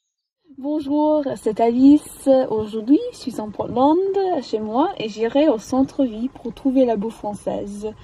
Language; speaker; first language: French; non-native, learner; English